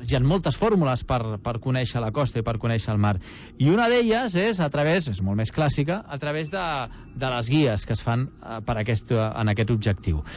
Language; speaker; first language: Catalan; native; Catalan